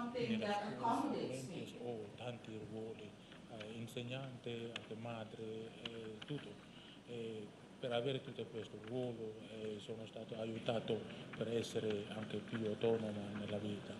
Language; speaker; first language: Italian; non-native, fluent; Indonesian